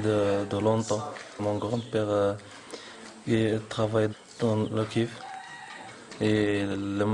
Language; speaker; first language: French; non-native, local second language; Arabic